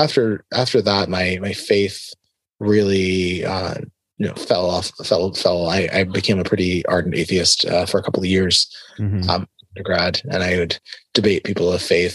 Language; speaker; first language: English; native; English